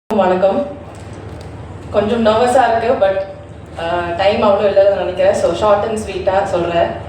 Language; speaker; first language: Tamil; non-native, learner; Malayalam